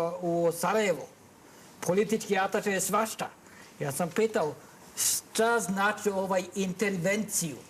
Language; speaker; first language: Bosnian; non-native, learner; Norwegian